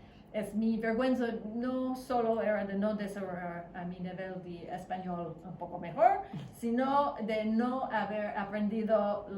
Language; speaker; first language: Spanish; non-native, fluent; English